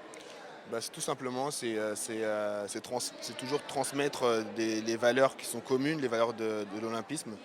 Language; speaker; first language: French; native; French